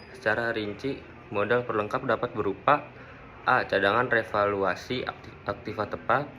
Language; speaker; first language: Indonesian; native; Indonesian